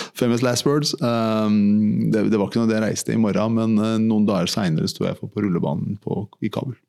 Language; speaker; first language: Norwegian; early bilingual, other home language; Persian